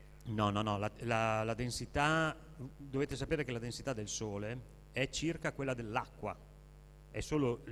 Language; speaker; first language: Italian; native; Italian